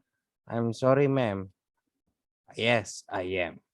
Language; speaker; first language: English; non-native, learner; Indonesian